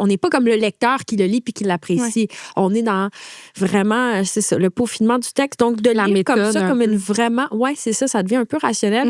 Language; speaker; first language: French; native; French